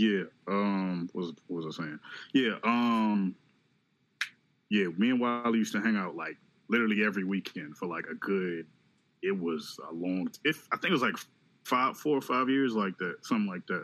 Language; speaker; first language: English; native; English